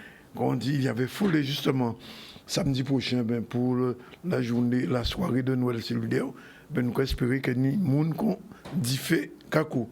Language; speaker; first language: French; native; French